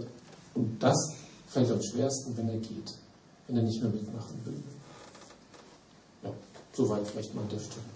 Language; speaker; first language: German; native; German